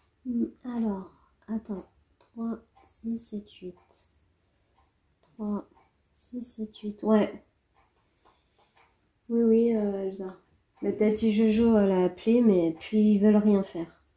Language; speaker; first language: French; native; French